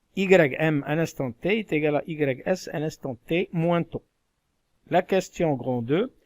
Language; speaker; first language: French; non-native, local second language; Arabic